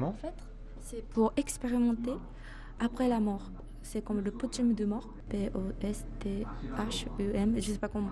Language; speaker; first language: French; non-native, fluent; Japanese